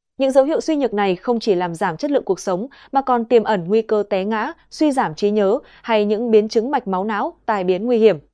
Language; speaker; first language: Vietnamese; native; Vietnamese